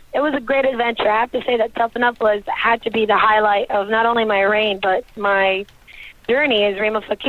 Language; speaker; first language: English; native; English